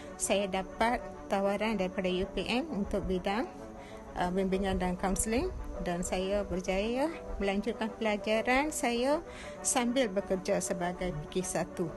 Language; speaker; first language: Malay; non-native, local second language; Tamil